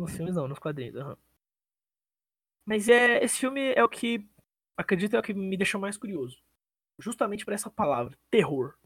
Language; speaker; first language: Portuguese; native; Portuguese